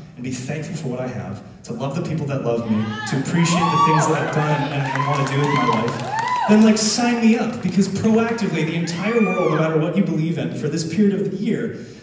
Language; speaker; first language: English; native; English